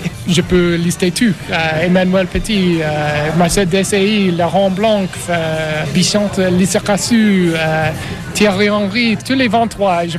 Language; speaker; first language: French; non-native, learner; English